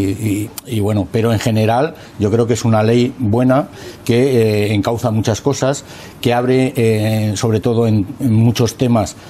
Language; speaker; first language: Spanish; native; Spanish